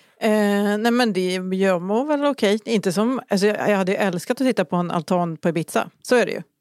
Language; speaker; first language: Swedish; native; Swedish